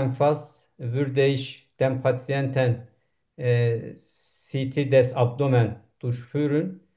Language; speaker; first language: German; non-native, learner; Turkish